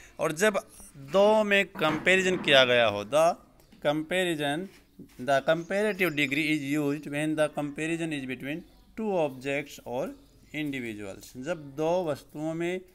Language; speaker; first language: Hindi; native; Hindi